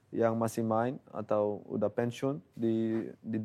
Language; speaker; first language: Indonesian; non-native, fluent; Dutch